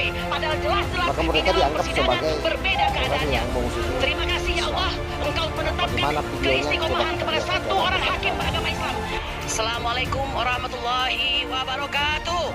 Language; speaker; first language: Indonesian; native; Indonesian